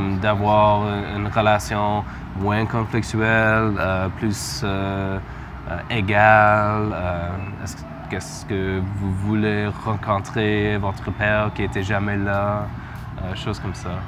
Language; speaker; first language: French; non-native, learner; English